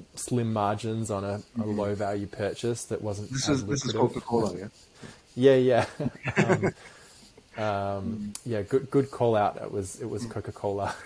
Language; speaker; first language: English; native; English